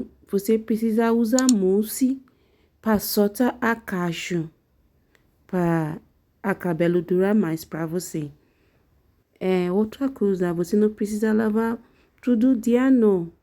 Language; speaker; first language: Portuguese; non-native, learner; English